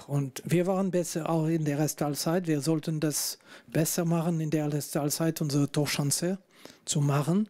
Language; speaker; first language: German; non-native, local second language; French